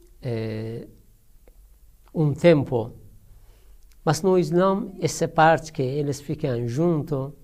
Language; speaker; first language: Portuguese; non-native, learner; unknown